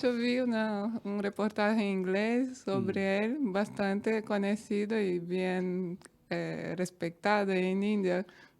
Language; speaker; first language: Spanish; non-native, fluent; Portuguese